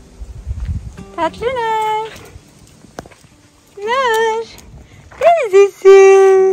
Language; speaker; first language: Turkish; native; Turkish